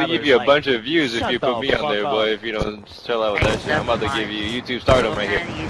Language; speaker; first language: English; native; English